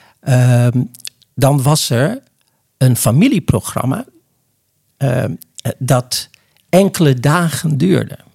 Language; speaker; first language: Dutch; early bilingual, other home language; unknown